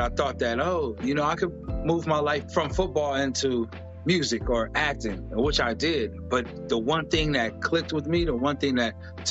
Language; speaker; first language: English; native; English